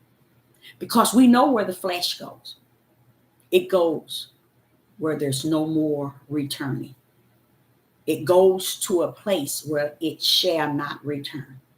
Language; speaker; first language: English; native; English